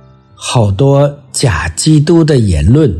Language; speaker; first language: Chinese; native; Chinese